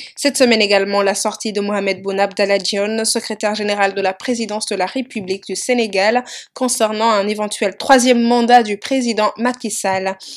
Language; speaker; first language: French; non-native, local second language; Wolof